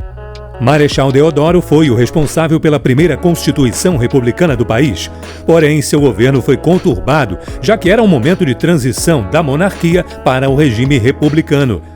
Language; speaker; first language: Portuguese; native; Portuguese